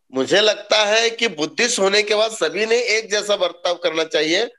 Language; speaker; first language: Hindi; non-native, local second language; Marathi